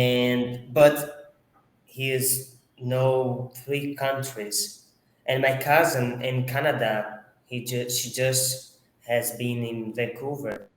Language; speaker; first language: English; non-native, fluent; Portuguese